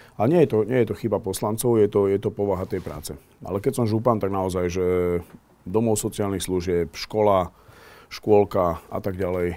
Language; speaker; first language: Slovak; native; Slovak